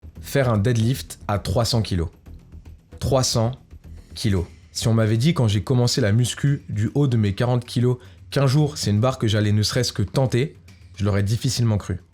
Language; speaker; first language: French; native; French